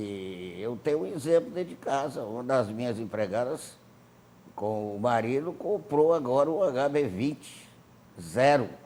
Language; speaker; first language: Portuguese; native; Portuguese